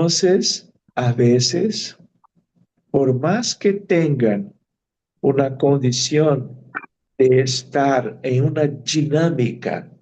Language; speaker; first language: Spanish; non-native, fluent; Portuguese